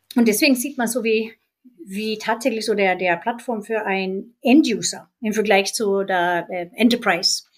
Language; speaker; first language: German; non-native, fluent; Swedish